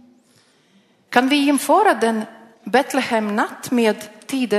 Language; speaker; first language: Swedish; non-native, learner; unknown